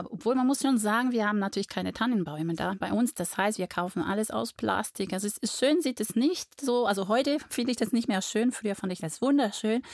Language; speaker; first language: German; non-native, fluent; Portuguese